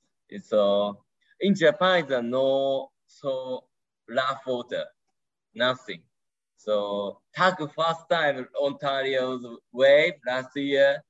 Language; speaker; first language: English; non-native, learner; Japanese